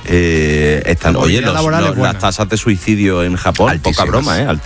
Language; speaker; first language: Spanish; native; Spanish